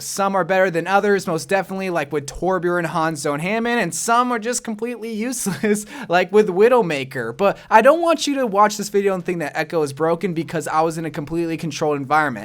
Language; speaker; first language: English; native; English